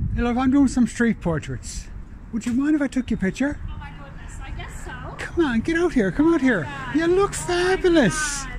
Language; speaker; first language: English; native; English